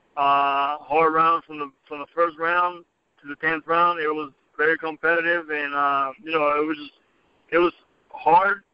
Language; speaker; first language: English; native; English